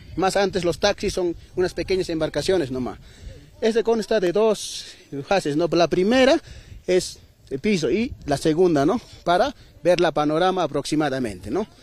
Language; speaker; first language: Spanish; non-native, local second language; Aymara